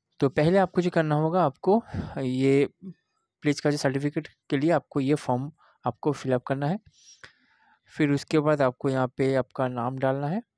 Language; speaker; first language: Hindi; non-native, local second language; Bangla